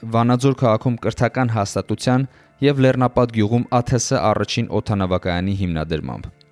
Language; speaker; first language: Armenian; native; Armenian